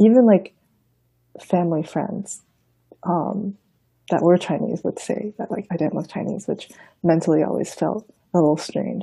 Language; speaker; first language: English; native; English